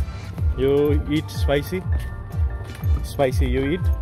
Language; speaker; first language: English; non-native, learner; Nepali